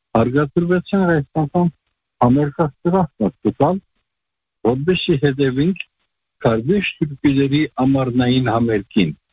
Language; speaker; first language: Armenian; native; Armenian